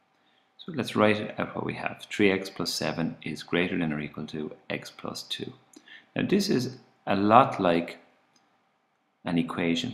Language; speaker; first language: English; native; English